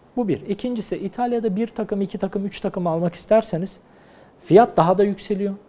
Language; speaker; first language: Turkish; native; Turkish